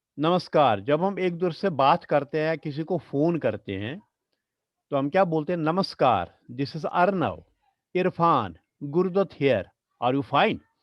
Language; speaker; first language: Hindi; non-native, local second language; Kashmiri